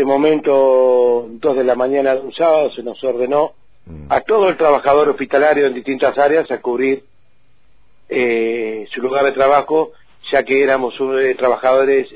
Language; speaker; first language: Spanish; native; Spanish